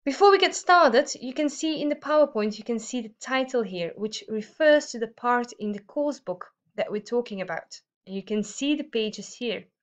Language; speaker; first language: English; non-native, fluent; Dutch